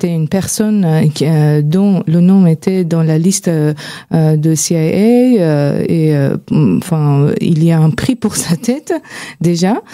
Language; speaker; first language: French; non-native, fluent; Persian